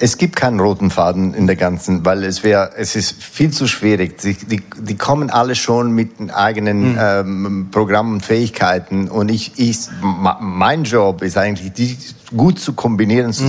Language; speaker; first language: German; non-native, fluent; Italian